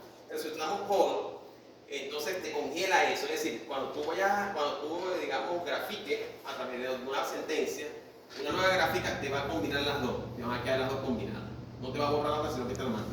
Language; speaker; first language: Spanish; native; Spanish